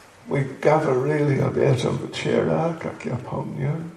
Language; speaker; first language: Russian; non-native, learner; English